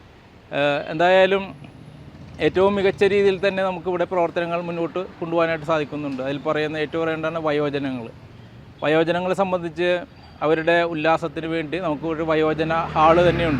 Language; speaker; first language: Malayalam; native; Malayalam